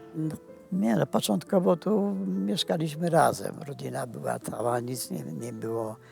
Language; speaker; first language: Polish; native; Polish